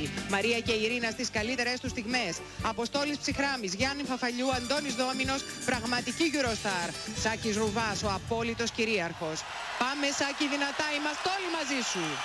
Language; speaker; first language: Greek; native; Greek